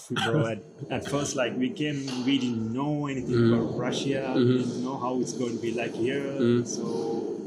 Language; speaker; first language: English; non-native, local second language; Sinhala